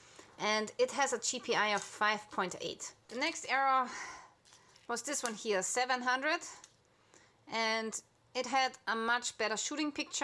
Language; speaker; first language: English; non-native, fluent; German